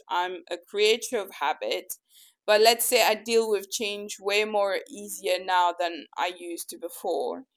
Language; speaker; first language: English; early bilingual, other home language; French